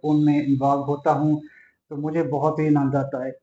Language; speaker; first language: Hindi; non-native, local second language; Punjabi